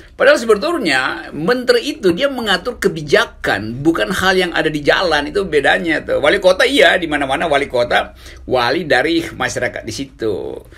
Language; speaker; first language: Indonesian; native; Indonesian